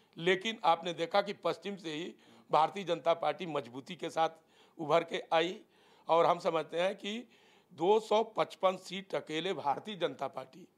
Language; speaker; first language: Hindi; native; Hindi